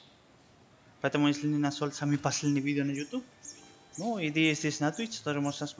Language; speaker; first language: Russian; non-native, learner; Spanish